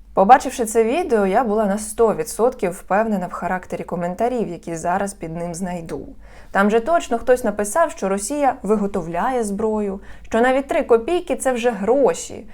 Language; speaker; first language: Ukrainian; non-native, local second language; Russian